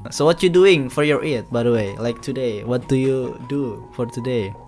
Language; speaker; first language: English; non-native, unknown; Indonesian